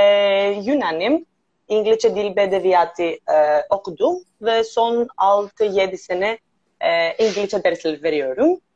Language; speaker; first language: Turkish; non-native, learner; Greek